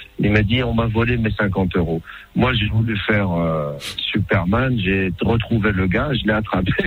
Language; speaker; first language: French; non-native, local second language; Arabic